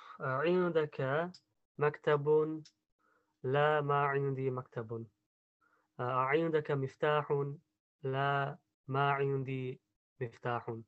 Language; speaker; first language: Arabic; non-native, learner; English